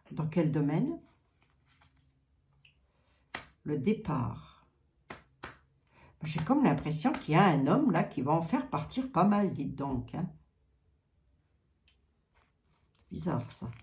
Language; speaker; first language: French; native; French